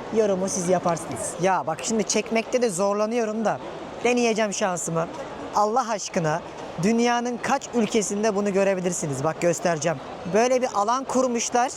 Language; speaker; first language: Turkish; native; Turkish